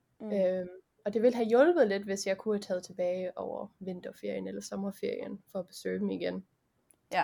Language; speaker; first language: Danish; early bilingual, heritage; Danish